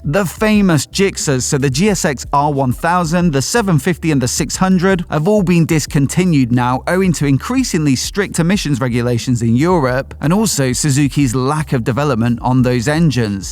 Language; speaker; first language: English; native; English